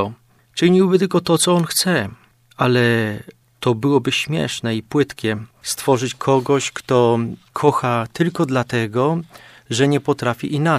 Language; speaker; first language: Polish; native; Polish